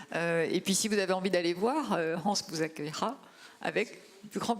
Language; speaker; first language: French; native; French